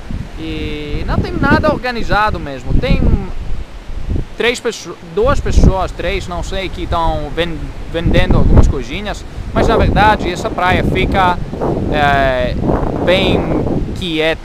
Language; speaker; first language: Portuguese; non-native, learner; Greek